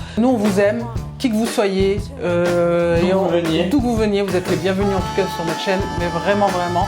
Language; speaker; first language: French; native; French